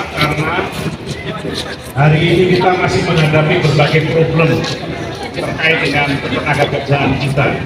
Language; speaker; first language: Indonesian; native; Indonesian